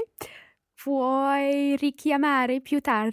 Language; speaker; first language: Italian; non-native, learner; English